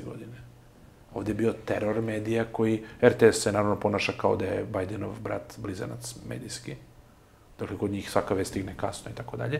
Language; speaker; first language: Serbian; native; Serbian